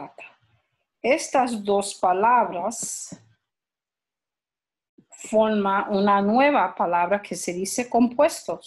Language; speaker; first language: Spanish; early bilingual, heritage; Spanish